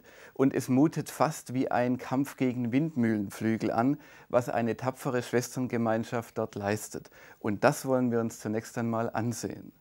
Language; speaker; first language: German; native; German